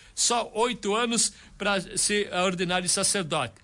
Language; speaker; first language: Portuguese; native; Portuguese